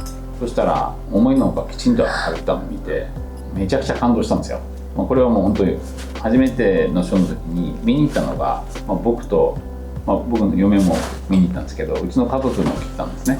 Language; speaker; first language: Japanese; native; Japanese